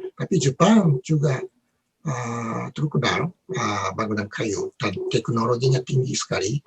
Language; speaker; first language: Indonesian; non-native, learner; Japanese